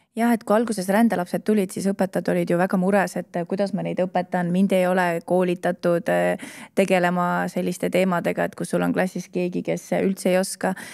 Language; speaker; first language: Estonian; native; Estonian